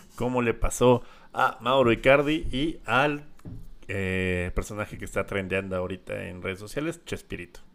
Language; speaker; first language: Spanish; native; Spanish